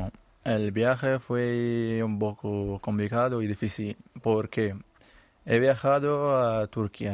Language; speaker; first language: Spanish; non-native, learner; Arabic